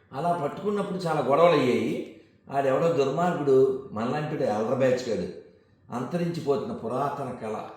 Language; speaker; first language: Telugu; native; Telugu